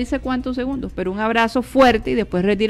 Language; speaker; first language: Spanish; native; Spanish